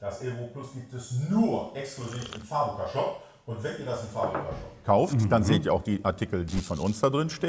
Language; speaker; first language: German; native; German